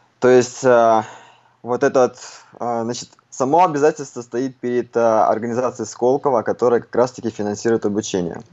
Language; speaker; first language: Russian; native; Russian